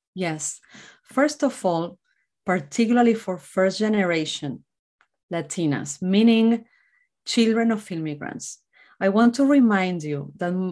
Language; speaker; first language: English; non-native, fluent; Spanish